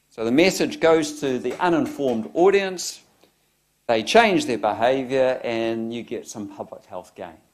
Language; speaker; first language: English; native; English